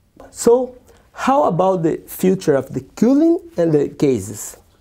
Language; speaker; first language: English; non-native, learner; Portuguese